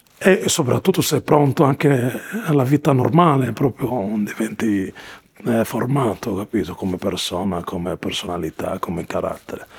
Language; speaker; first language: Italian; non-native, fluent; Arabic